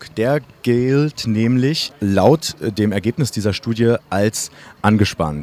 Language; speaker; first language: German; native; German